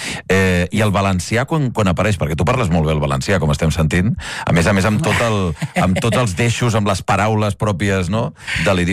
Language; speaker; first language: Catalan; native; Catalan